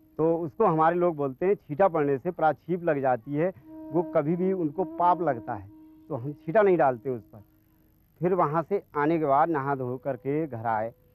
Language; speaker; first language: Hindi; non-native, local second language; Rana Tharu